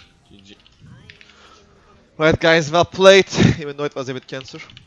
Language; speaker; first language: English; non-native, fluent; Turkish